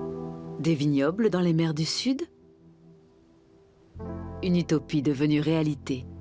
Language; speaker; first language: French; native; French